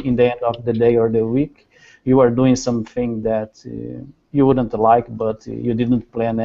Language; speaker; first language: English; non-native, learner; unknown